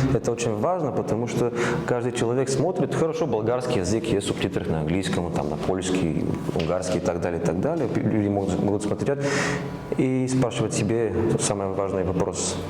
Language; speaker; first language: Russian; non-native, learner; Bulgarian